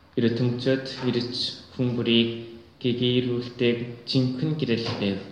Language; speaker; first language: Mongolian; native; Mongolian